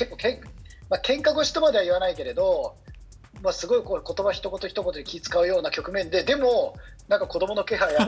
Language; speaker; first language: Japanese; native; Japanese